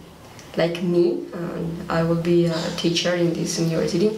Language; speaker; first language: English; non-native, learner; Spanish